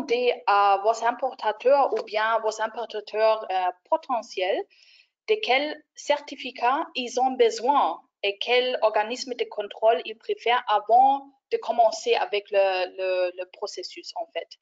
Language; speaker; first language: French; non-native, fluent; German